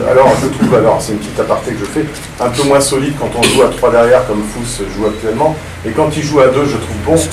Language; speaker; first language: French; native; French